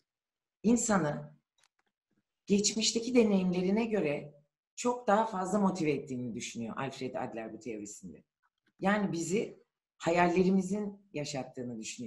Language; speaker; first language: Turkish; native; Turkish